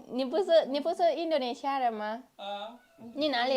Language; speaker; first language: Chinese; non-native, fluent; Indonesian